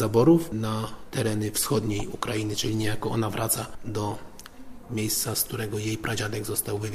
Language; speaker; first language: Polish; native; Polish